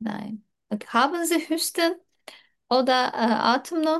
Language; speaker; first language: German; non-native, learner; Turkish